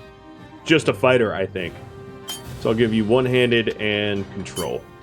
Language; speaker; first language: English; native; English